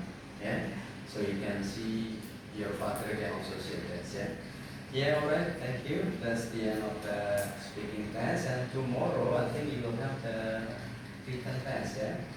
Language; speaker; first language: English; non-native, fluent; Indonesian